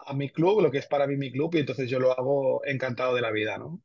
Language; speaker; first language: Spanish; native; Spanish